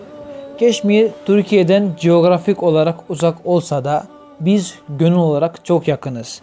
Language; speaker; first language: Turkish; non-native, fluent; Kashmiri